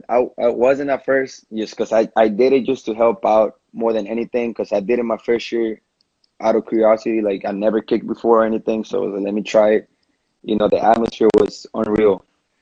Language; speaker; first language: English; non-native, fluent; Spanish